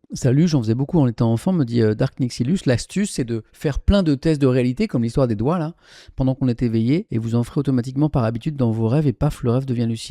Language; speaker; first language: French; native; French